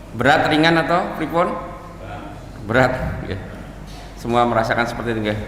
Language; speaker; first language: Indonesian; native; Indonesian